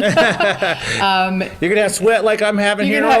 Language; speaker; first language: English; native; English